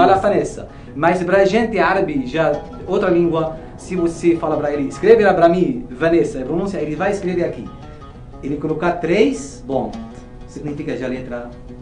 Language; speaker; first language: Portuguese; non-native, learner; Arabic